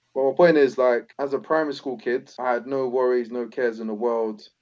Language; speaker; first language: English; native; English